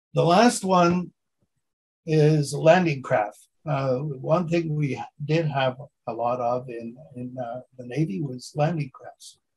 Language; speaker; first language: English; native; English